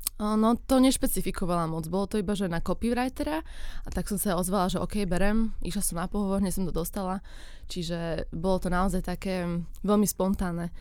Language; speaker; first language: Slovak; native; Slovak